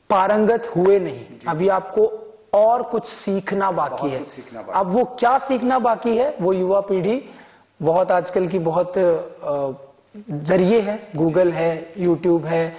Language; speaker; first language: Hindi; native; Hindi